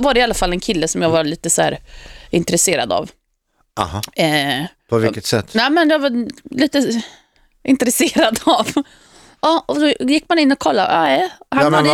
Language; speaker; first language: Swedish; native; Swedish